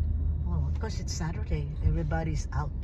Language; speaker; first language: English; non-native, fluent; Filipino